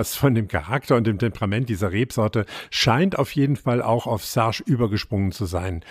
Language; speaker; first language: German; native; German